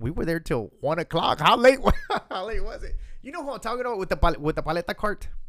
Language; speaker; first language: English; early bilingual, other home language; Spanish